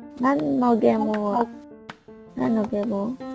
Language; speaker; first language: Japanese; non-native, learner; Malay